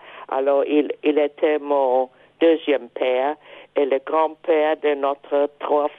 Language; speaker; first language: French; non-native, fluent; German